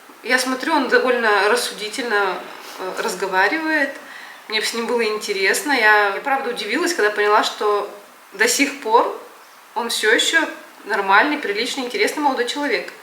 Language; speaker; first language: Russian; native; Russian